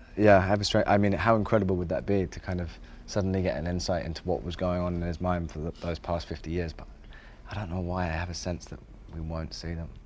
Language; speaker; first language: English; native; English